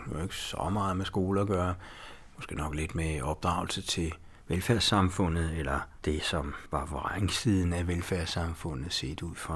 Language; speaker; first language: Danish; native; Danish